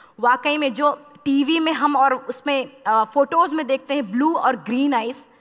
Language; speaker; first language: Hindi; native; Hindi